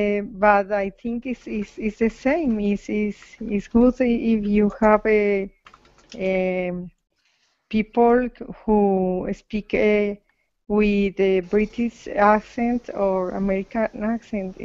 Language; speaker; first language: English; non-native, learner; Spanish